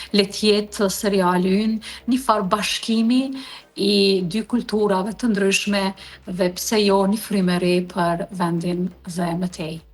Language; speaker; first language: Albanian; native; Albanian